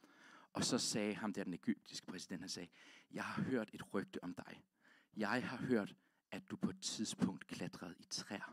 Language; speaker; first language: Danish; native; Danish